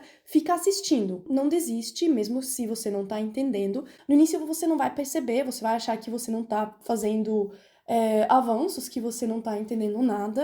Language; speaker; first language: Portuguese; non-native, fluent; German